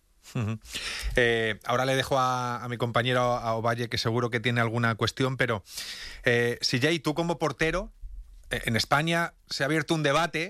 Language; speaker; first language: Spanish; native; Spanish